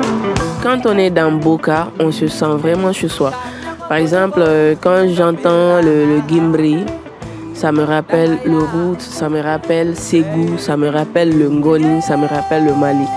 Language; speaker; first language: French; non-native, local second language; Bambara